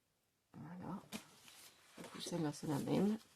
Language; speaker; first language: French; native; French